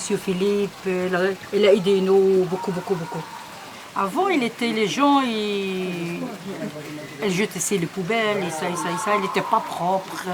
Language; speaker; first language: French; non-native, learner; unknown